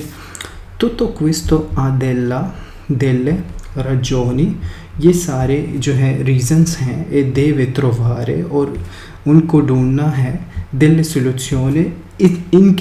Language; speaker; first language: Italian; non-native, fluent; Urdu